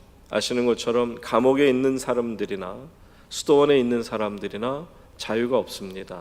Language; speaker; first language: Korean; native; Korean